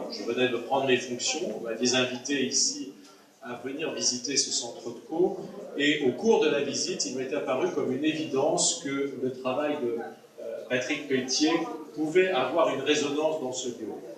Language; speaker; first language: French; native; French